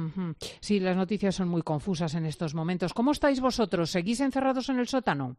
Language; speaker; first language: Spanish; native; Spanish